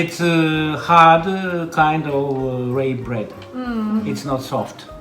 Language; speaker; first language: English; non-native, learner; Russian